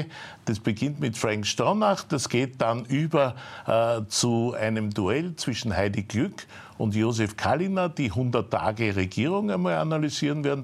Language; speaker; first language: German; native; German